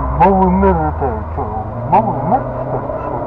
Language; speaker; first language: Russian; non-native, local second language; Kyrgyz